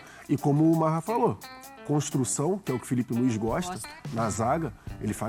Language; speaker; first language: Portuguese; native; Portuguese